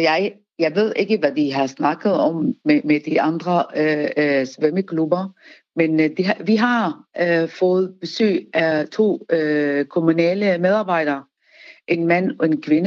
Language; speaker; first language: Danish; non-native, fluent; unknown